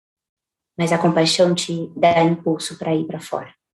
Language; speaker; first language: Portuguese; native; Portuguese